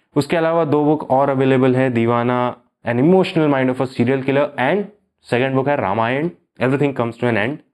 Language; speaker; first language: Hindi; native; Hindi